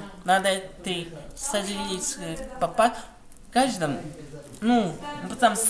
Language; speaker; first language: Russian; non-native, learner; Italian